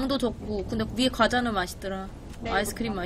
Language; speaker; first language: Korean; native; Korean